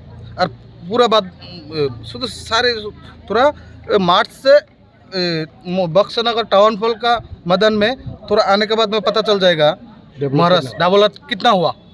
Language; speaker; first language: Hindi; non-native, local second language; Bangla